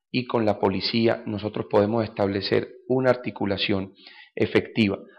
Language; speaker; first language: Spanish; native; Spanish